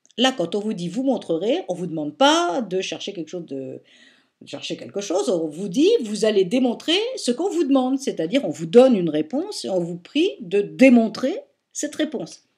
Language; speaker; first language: French; native; French